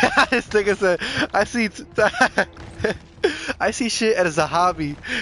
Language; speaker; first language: English; early bilingual, other home language; Spanish